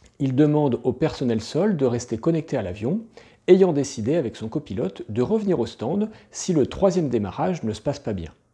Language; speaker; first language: French; native; French